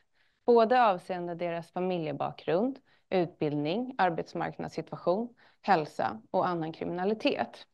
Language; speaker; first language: Swedish; native; Swedish